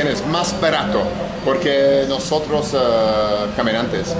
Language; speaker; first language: Spanish; non-native, learner; English